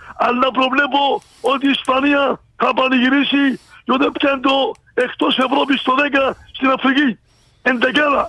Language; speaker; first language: Greek; native; Greek